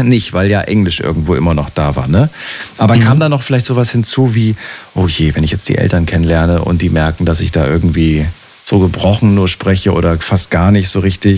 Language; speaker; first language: German; native; German